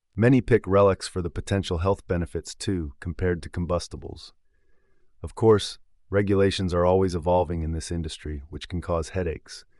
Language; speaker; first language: English; native; English